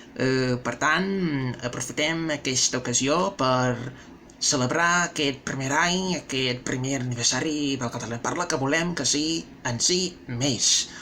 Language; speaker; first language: Catalan; non-native, fluent; Portuguese